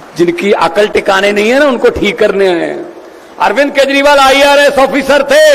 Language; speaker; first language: Hindi; non-native, local second language; Punjabi